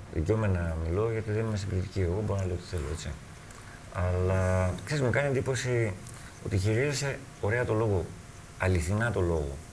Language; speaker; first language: Greek; native; Greek